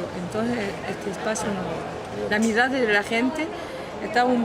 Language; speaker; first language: Spanish; non-native, learner; French